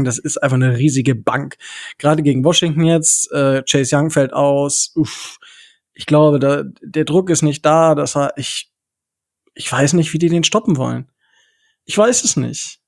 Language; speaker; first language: German; native; German